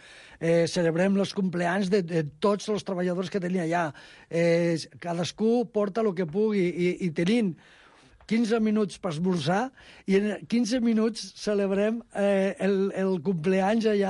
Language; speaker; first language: Catalan; non-native, local second language; Spanish